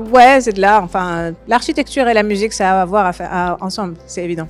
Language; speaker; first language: French; non-native, local second language; Arabic